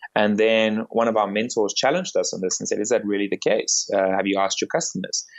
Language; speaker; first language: English; early bilingual, other home language; Bulgarian